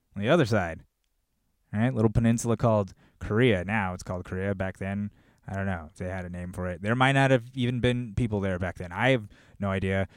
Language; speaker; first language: English; early bilingual, other home language; Korean